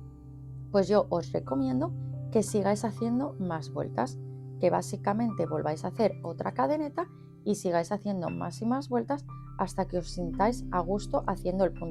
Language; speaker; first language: Spanish; native; Spanish